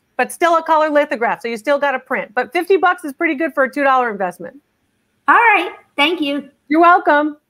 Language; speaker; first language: English; native; English